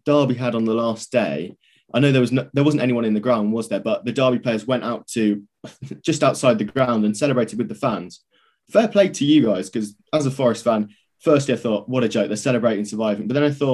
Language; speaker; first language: English; native; English